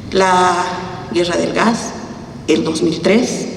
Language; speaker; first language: Spanish; native; Spanish